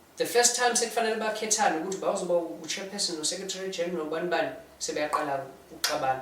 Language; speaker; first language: Zulu; non-native, local second language; English